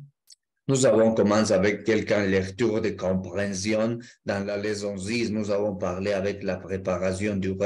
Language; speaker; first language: French; non-native, learner; Spanish